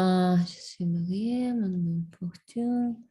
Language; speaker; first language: French; non-native, learner; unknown